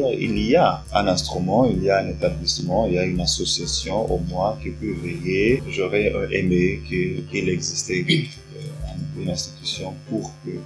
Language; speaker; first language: French; non-native, fluent; Portuguese